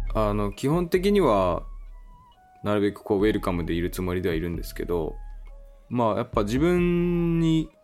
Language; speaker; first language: Japanese; native; Japanese